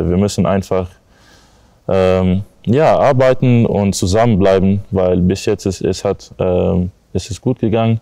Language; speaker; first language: German; non-native, learner; English